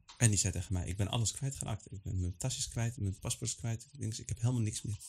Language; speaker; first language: Dutch; early bilingual, other home language; Arabic